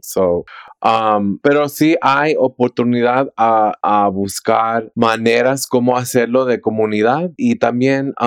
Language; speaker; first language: Spanish; early bilingual, heritage; Spanish